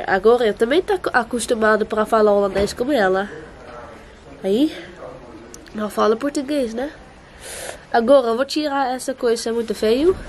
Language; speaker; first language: Portuguese; non-native, learner; Dutch